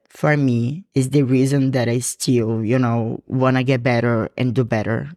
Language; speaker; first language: English; non-native, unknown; Portuguese